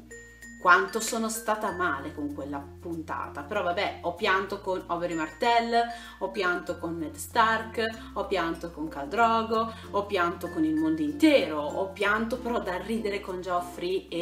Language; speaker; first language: Italian; native; Italian